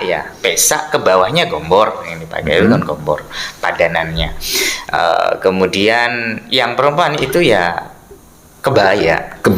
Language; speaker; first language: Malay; non-native, local second language; Madurese